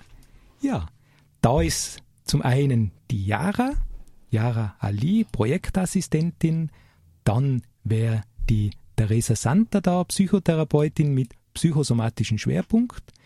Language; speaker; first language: German; native; German